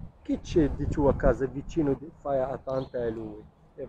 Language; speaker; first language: Italian; non-native, learner; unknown